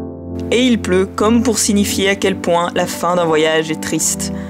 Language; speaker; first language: French; native; French